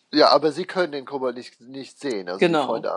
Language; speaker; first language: German; non-native, fluent; English